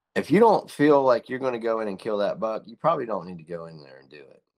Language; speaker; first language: English; native; English